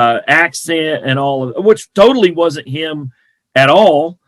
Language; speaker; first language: English; native; English